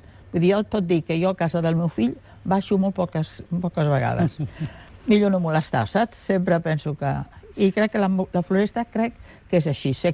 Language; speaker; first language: Catalan; native; Catalan